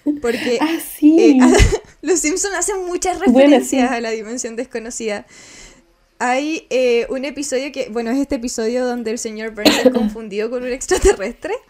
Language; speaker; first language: Spanish; native; Spanish